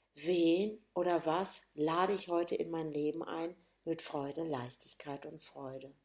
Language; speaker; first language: German; native; German